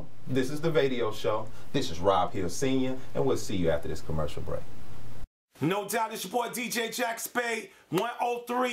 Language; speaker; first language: English; native; English